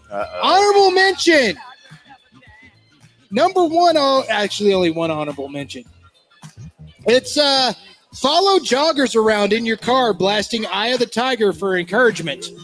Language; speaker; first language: English; native; English